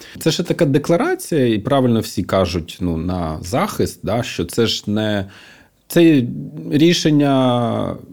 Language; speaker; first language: Ukrainian; non-native, local second language; Russian